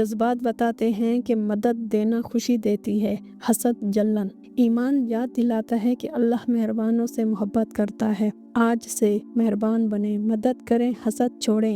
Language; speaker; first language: Hindi; native; Hindi